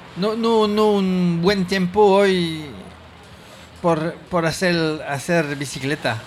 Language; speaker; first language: Spanish; non-native, learner; French